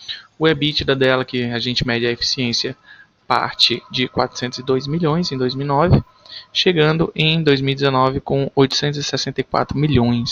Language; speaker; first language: Portuguese; native; Portuguese